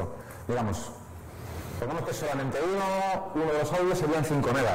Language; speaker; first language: Spanish; native; Spanish